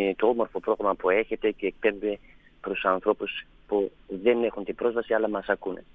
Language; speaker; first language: Greek; non-native, fluent; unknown